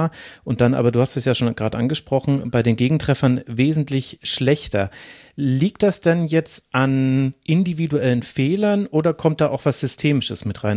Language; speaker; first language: German; native; German